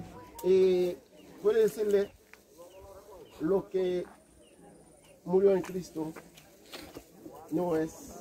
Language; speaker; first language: Spanish; non-native, learner; Haitian Creole